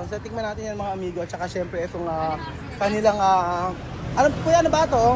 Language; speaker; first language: Filipino; native; Filipino